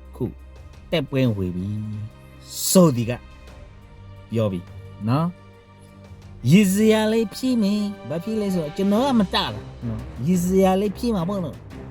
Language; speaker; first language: Burmese; non-native, local second language; S'gaw Karen